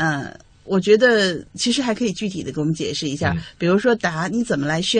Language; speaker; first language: Chinese; native; Chinese